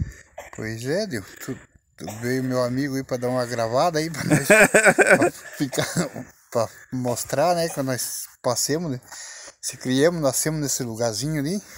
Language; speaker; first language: Portuguese; native; Portuguese